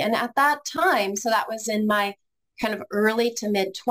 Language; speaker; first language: English; native; English